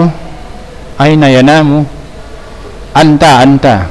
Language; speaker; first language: Arabic; non-native, fluent; Indonesian